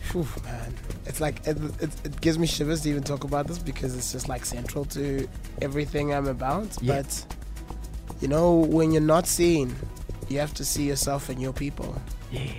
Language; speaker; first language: English; non-native, local second language; Zulu